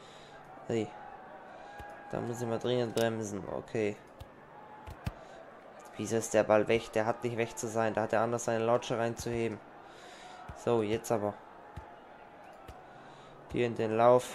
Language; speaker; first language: German; native; German